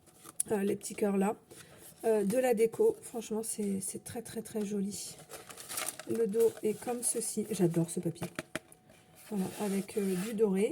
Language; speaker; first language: French; native; French